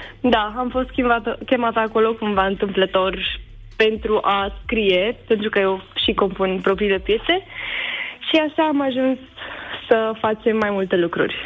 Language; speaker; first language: Romanian; native; Romanian